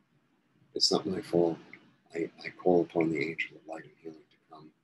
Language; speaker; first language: English; native; English